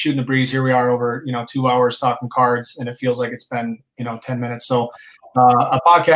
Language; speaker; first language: English; native; English